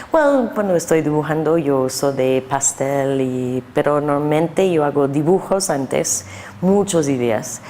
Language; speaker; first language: Spanish; non-native, learner; English